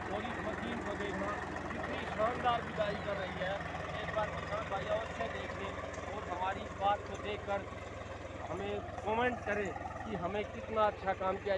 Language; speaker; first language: Hindi; native; Hindi